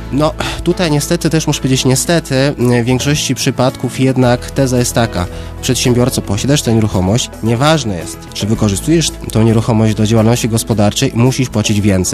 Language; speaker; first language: Polish; native; Polish